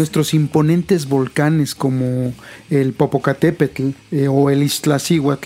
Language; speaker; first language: Spanish; native; Spanish